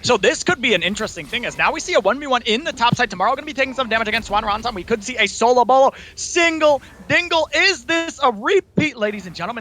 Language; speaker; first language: English; native; English